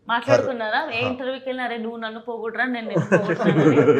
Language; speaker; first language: Telugu; native; Telugu